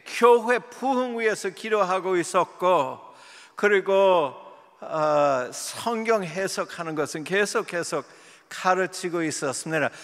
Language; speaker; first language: Korean; non-native, fluent; English